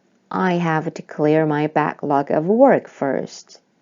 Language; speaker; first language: English; non-native, fluent; Korean